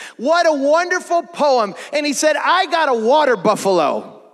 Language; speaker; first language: English; native; English